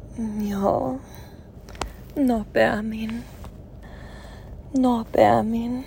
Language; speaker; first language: Finnish; non-native, learner; English